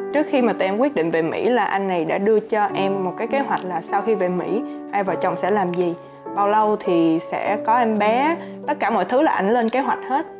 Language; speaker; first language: Vietnamese; native; Vietnamese